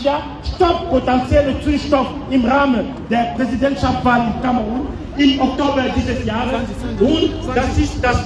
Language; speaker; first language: German; non-native, fluent; French